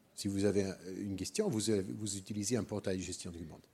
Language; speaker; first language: French; non-native, fluent; German